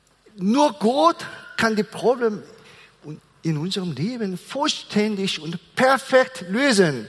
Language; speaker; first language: German; non-native, fluent; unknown